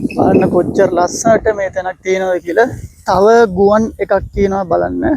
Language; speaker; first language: Sinhala; non-native, local second language; Tamil